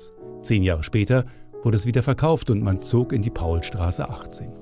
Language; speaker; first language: German; native; German